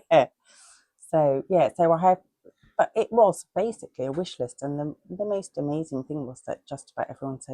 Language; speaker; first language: English; native; English